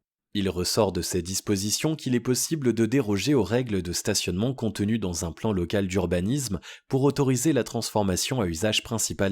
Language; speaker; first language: French; native; French